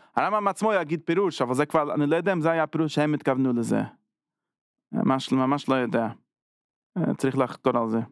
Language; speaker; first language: Hebrew; non-native, fluent; English